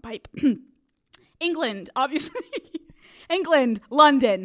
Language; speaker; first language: English; native; English